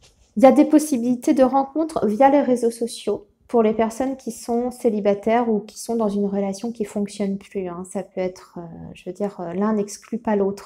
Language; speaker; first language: French; native; French